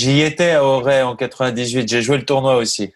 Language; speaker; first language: French; native; French